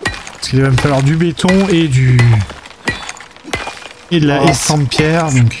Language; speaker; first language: French; native; French